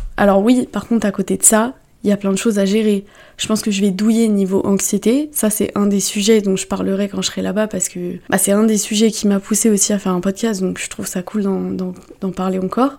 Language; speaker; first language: French; native; French